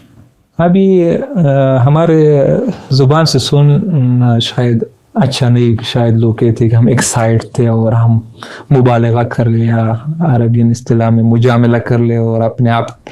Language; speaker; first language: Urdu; non-native, learner; Pashto